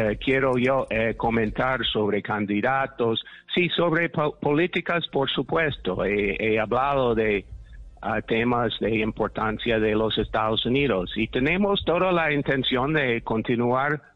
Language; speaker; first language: Spanish; non-native, fluent; English